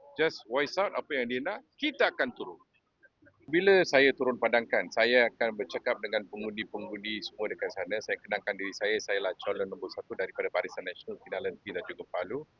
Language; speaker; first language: Malay; non-native, local second language; Tamil